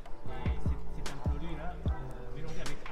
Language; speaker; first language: French; non-native, learner; Japanese